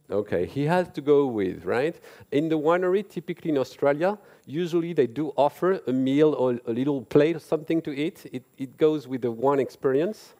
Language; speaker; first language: English; non-native, fluent; French